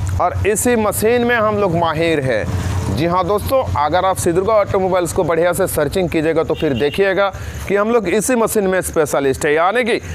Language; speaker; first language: Hindi; non-native, local second language; Bangla